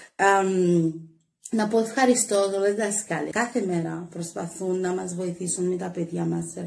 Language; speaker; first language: Greek; non-native, learner; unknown